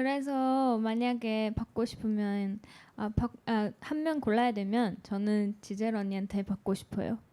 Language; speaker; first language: Korean; non-native, fluent; Chinese